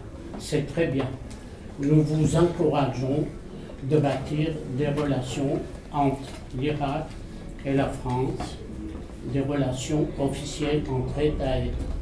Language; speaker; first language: French; non-native, fluent; Arabic